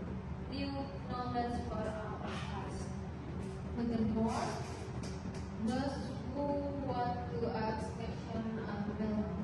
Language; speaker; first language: English; non-native, learner; Indonesian